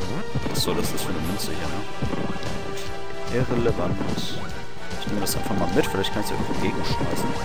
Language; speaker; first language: German; native; German